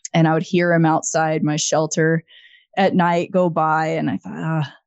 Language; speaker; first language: English; native; English